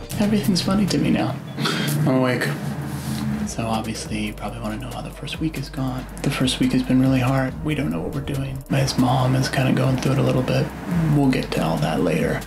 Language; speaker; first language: English; native; English